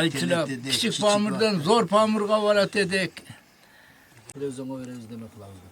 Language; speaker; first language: Turkish; non-native, learner; Kyrgyz